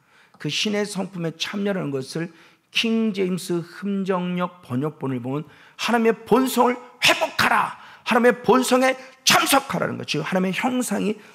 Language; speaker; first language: Korean; native; Korean